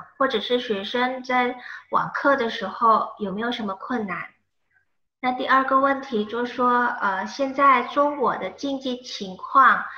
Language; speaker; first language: Chinese; non-native, fluent; Indonesian